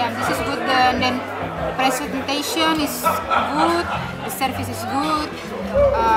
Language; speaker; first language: English; non-native, fluent; Indonesian